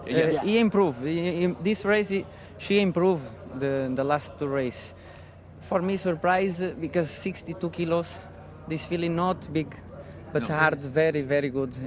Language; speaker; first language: English; non-native, learner; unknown